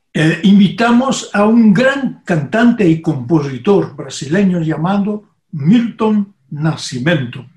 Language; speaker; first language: Spanish; non-native, fluent; Portuguese